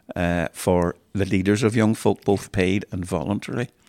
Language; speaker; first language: English; native; English